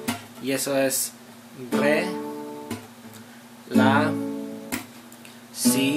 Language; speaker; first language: Spanish; early bilingual, heritage; Spanish